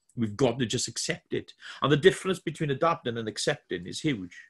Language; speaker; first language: English; native; English